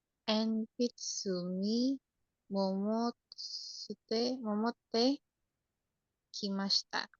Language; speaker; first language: Japanese; non-native, learner; Indonesian